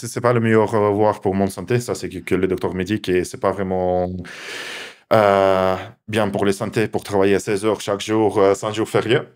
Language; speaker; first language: French; non-native, fluent; Russian